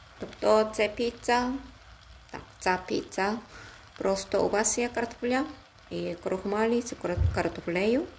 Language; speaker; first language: Ukrainian; non-native, learner; Korean